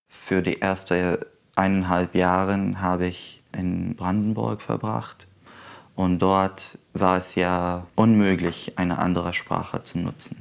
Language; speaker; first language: German; non-native, fluent; Arabic